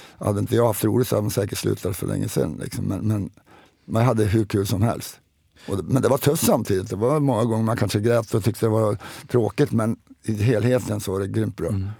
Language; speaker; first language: Swedish; native; Swedish